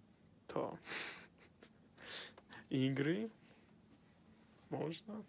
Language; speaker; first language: Russian; non-native, learner; English